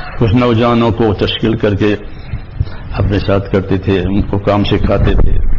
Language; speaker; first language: Urdu; non-native, local second language; Gujarati